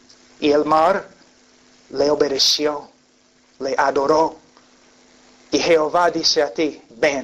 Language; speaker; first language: Spanish; non-native, fluent; English